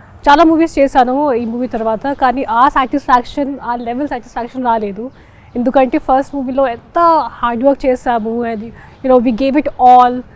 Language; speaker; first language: Telugu; non-native, fluent; Hindi